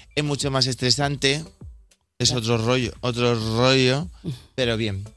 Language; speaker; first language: Spanish; native; Spanish